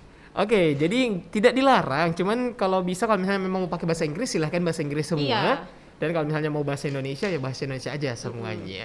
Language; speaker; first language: Indonesian; native; Indonesian